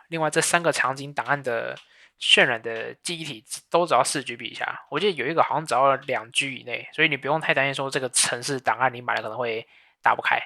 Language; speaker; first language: Chinese; native; Chinese